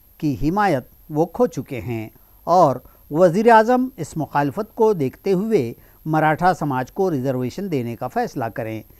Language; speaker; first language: Hindi; non-native, local second language; Urdu